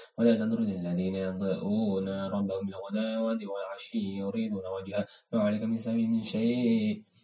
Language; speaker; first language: Arabic; non-native, learner; Indonesian